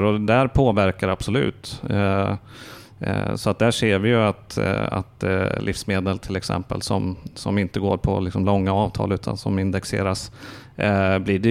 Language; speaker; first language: Swedish; native; Swedish